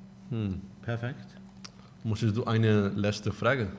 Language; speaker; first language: German; non-native, learner; Spanish